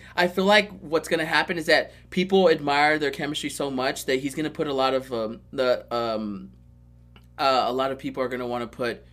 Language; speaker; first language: English; native; English